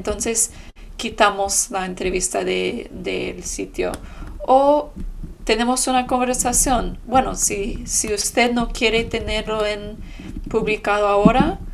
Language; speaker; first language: Spanish; non-native, fluent; English